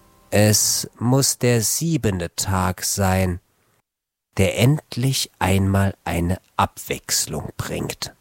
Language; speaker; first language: German; native; German